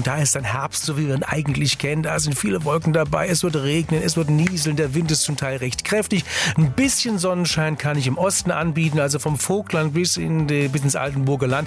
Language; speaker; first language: German; native; German